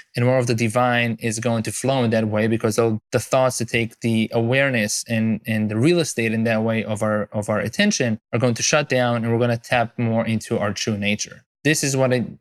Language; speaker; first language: English; non-native, fluent; Hebrew